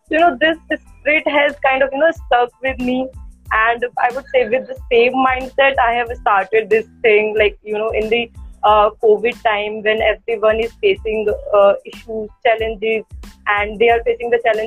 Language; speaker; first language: English; non-native, local second language; Hindi